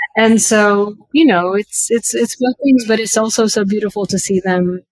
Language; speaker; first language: English; early bilingual, other home language; Bangla